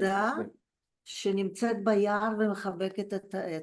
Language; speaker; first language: Hebrew; early bilingual, other home language; Polish